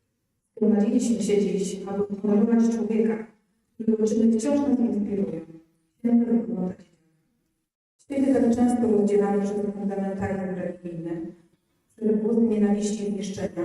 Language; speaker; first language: Polish; native; Polish